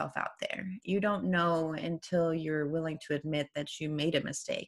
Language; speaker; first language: English; non-native, fluent; Persian